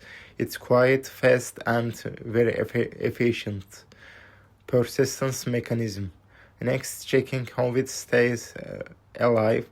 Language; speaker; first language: English; non-native, fluent; Turkish